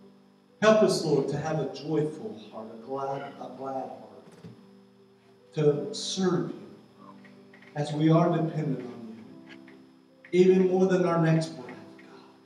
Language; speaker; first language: English; native; English